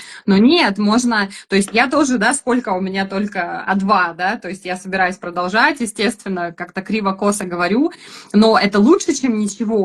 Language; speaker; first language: Russian; native; Russian